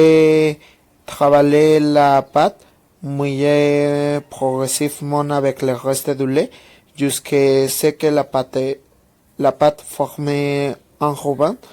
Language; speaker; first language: French; non-native, learner; Spanish